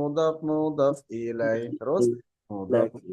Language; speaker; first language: Arabic; non-native, fluent; Indonesian